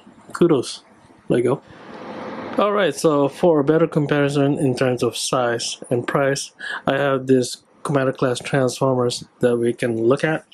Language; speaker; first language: English; native; English